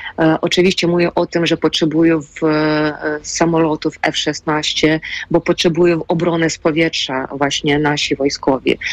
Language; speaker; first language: Polish; non-native, fluent; Ukrainian